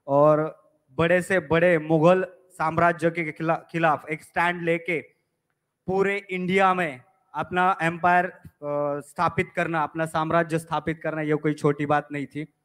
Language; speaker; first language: Hindi; non-native, local second language; Marathi